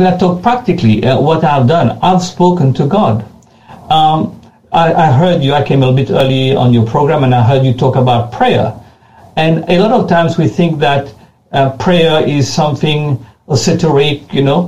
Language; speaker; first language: English; non-native, fluent; French